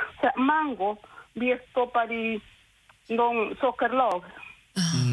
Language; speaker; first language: Swedish; non-native, local second language; Spanish